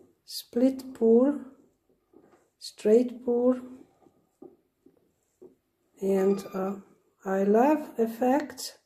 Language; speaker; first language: English; non-native, learner; Slovenian